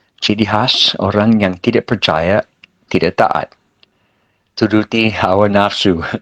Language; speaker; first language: Malay; non-native, fluent; English